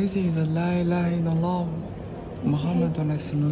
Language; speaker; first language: English; non-native, learner; Chinese